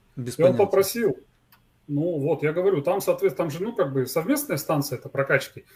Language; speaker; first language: Russian; native; Russian